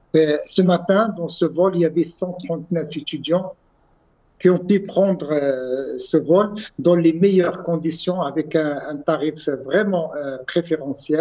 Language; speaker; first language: French; non-native, local second language; Arabic